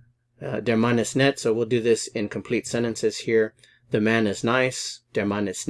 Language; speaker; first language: German; non-native, fluent; English